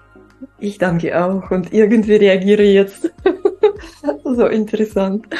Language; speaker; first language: German; non-native, fluent; Russian